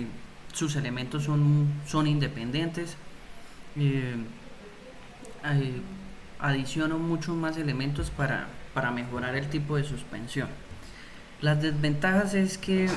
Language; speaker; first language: Spanish; native; Spanish